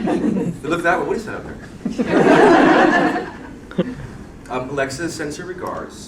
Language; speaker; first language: English; native; English